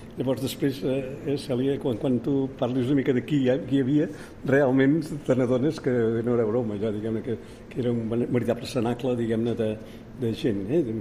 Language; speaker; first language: Catalan; native; Catalan